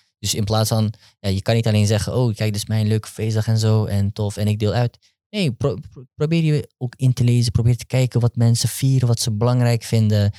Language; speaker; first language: Dutch; early bilingual, other home language; Turkish